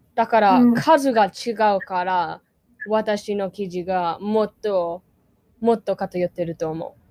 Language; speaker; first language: Japanese; non-native, learner; English